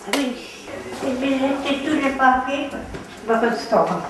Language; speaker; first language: French; non-native, learner; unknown